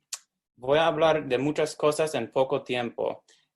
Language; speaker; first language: Spanish; non-native, fluent; English